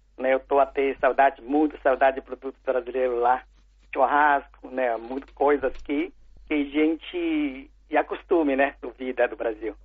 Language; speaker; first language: Portuguese; non-native, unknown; Chinese